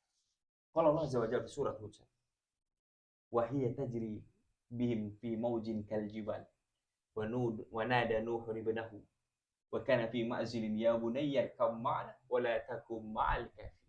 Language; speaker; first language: Arabic; non-native, fluent; Indonesian